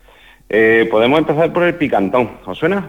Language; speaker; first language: Spanish; native; Spanish